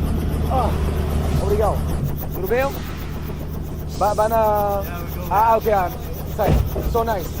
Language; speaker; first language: Portuguese; non-native, learner; French